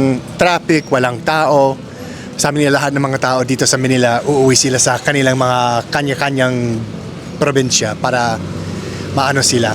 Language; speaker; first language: Filipino; non-native, learner; English